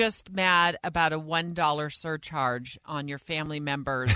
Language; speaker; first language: English; native; English